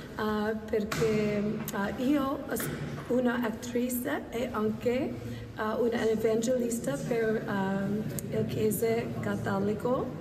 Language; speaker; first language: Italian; non-native, learner; English